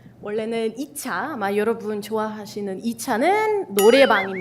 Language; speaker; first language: Korean; non-native, fluent; Spanish